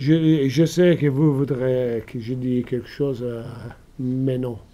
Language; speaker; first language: French; non-native, fluent; Italian